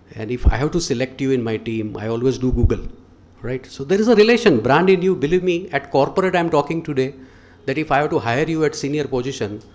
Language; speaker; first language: English; non-native, local second language; Gujarati